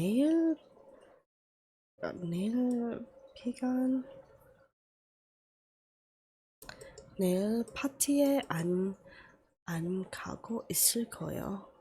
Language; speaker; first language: Korean; non-native, learner; English